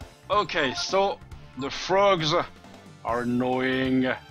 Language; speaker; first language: English; non-native, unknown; French